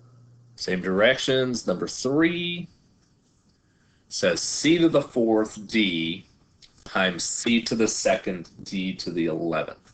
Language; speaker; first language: English; native; English